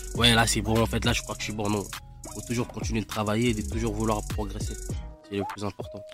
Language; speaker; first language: French; non-native, local second language; Lingala